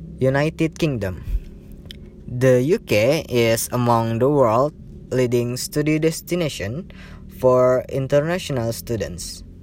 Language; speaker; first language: English; non-native, learner; Indonesian